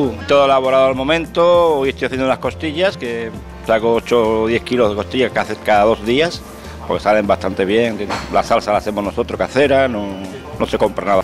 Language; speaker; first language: Spanish; native; Spanish